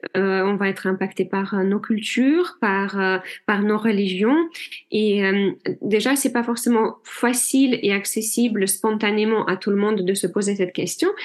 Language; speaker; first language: French; non-native, fluent; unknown